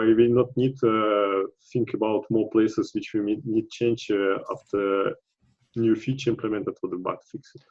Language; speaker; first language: English; non-native, learner; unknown